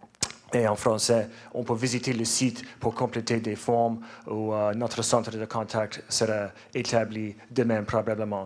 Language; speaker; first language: French; non-native, learner; English